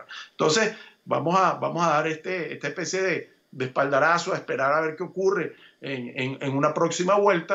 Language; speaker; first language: Spanish; native; Spanish